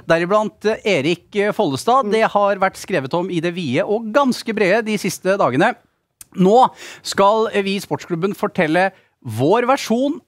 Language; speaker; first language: Norwegian; native; Norwegian